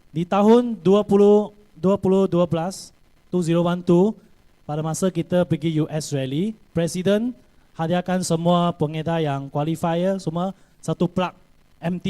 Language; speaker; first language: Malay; non-native, local second language; Chinese